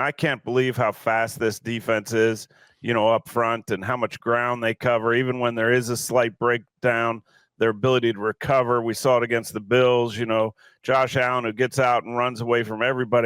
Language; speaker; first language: English; native; English